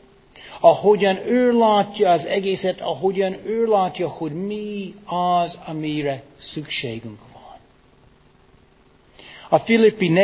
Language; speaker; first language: Hungarian; non-native, fluent; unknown